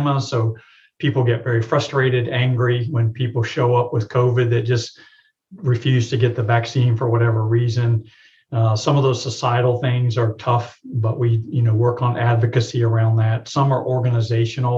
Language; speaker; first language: English; native; English